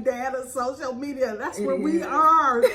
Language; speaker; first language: English; native; English